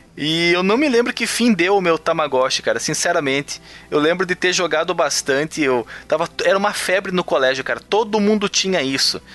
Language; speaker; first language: Portuguese; native; Portuguese